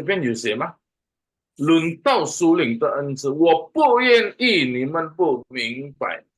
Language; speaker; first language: Chinese; non-native, fluent; Indonesian